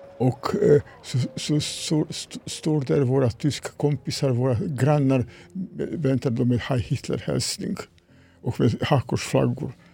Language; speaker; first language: Swedish; non-native, fluent; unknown